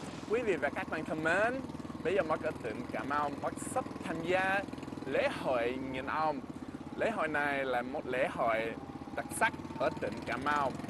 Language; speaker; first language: Vietnamese; non-native, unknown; English